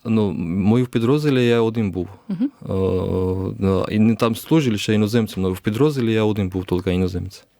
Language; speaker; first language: Ukrainian; non-native, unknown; Georgian